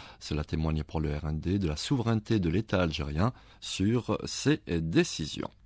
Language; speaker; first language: French; non-native, local second language; Arabic